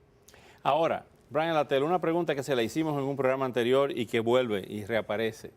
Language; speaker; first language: Spanish; native; Spanish